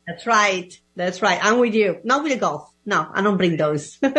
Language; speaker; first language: English; non-native, fluent; Italian